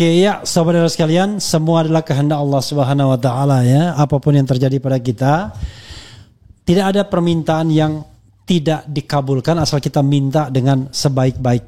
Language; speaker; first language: Indonesian; native; Indonesian